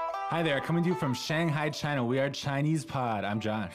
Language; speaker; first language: English; native; English